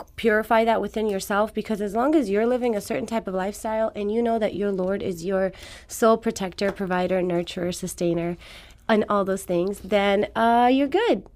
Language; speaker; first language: English; non-native, fluent; Persian